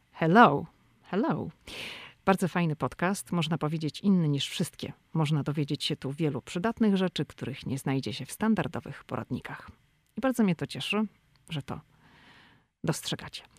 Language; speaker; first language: Polish; native; Polish